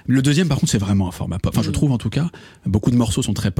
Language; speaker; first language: French; native; French